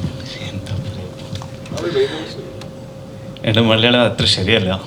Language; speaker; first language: Malayalam; non-native, local second language; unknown